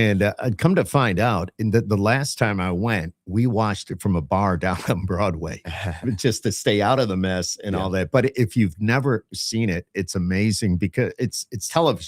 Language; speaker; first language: English; native; English